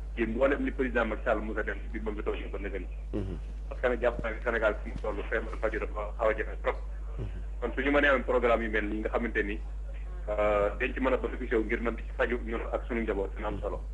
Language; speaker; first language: Wolof; native; Wolof